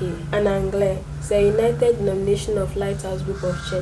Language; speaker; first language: French; non-native, learner; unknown